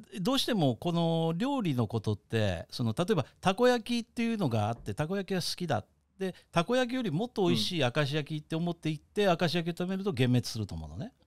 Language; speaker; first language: Japanese; native; Japanese